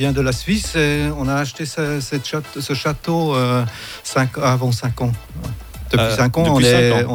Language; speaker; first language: French; non-native, fluent; German